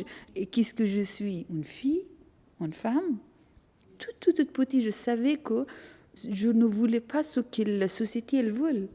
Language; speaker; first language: French; non-native, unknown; Persian